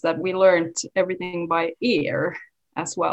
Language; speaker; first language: English; non-native, fluent; Swedish